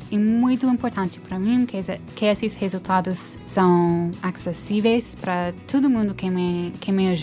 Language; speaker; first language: Portuguese; non-native, fluent; English